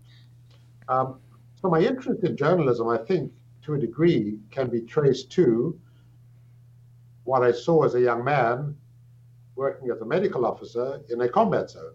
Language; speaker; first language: English; native; English